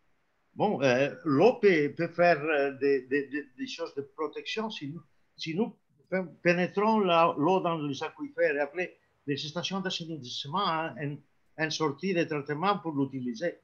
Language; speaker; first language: French; non-native, fluent; Spanish